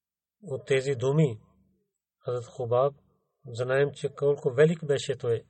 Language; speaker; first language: Bulgarian; non-native, learner; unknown